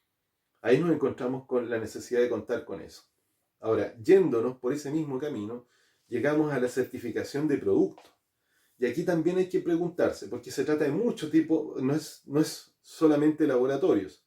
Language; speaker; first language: Spanish; native; Spanish